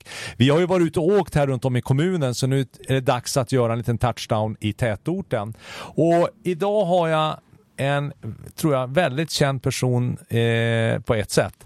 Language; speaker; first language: Swedish; native; Swedish